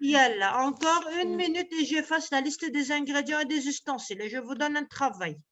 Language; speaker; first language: French; non-native, local second language; Arabic